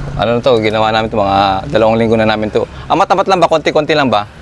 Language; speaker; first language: Filipino; non-native, local second language; Bikol